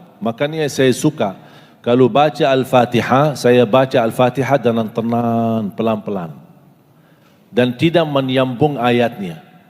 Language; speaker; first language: Indonesian; non-native, fluent; Arabic